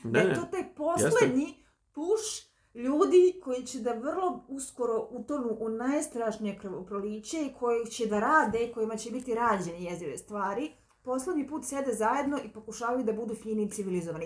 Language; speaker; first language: Serbian; native; Serbian